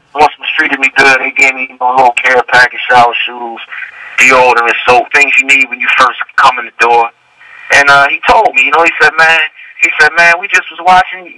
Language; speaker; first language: English; native; English